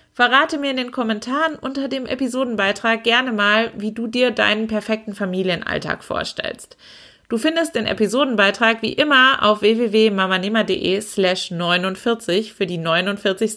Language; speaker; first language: German; native; German